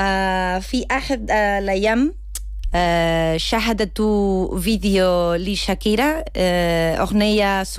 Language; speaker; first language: Arabic; non-native, learner; Spanish